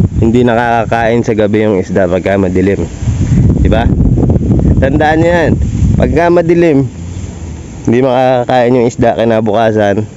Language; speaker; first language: Filipino; native; Filipino